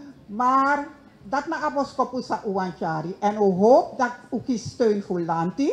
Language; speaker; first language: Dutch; non-native, local second language; Sranan Tongo